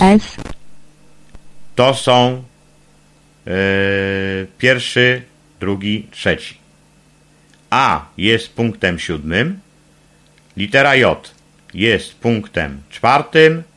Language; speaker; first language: Polish; native; Polish